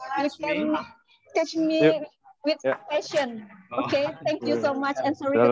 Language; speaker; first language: English; non-native, learner; Indonesian